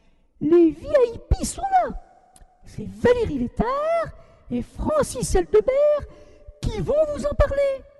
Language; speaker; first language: French; native; French